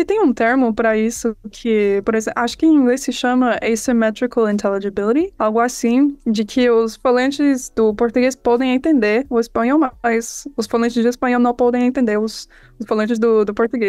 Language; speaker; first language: Portuguese; non-native, fluent; English